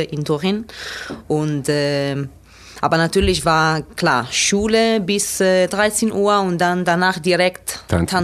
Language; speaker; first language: German; non-native, learner; Italian